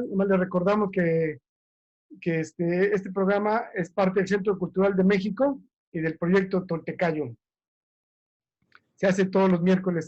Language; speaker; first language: Spanish; native; Spanish